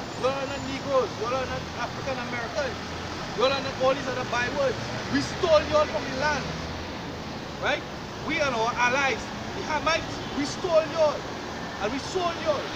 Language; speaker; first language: English; native; English